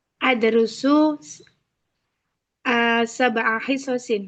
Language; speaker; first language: Arabic; non-native, learner; Indonesian